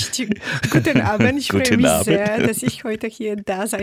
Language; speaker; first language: German; non-native, fluent; Polish